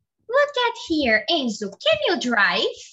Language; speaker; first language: English; non-native, fluent; Portuguese